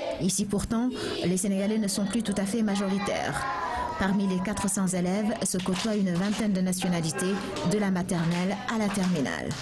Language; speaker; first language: French; non-native, local second language; Wolof